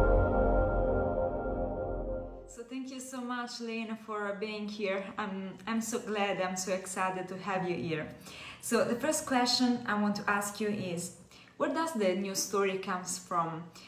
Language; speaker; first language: English; non-native, fluent; Italian